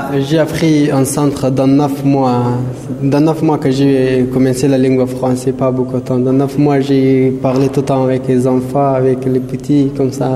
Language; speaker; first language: French; non-native, learner; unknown